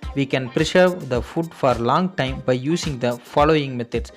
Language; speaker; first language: English; non-native, local second language; Tamil